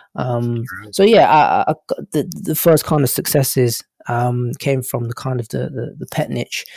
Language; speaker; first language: English; native; English